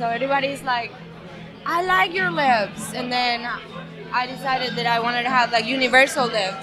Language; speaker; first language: English; non-native, fluent; Spanish